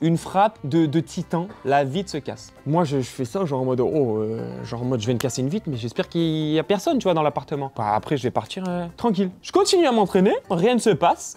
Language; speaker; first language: French; native; French